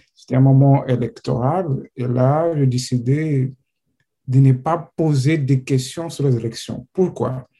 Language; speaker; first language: French; non-native, fluent; Portuguese